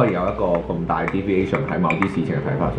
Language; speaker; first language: Chinese; native; Chinese